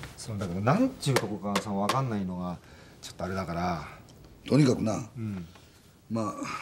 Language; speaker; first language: Japanese; native; Japanese